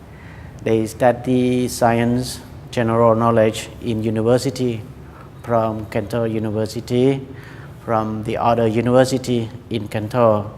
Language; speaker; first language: English; non-native, learner; Khmer